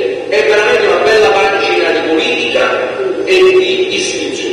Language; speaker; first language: Italian; native; Italian